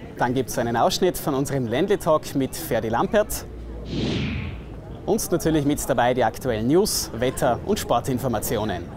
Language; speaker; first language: German; native; German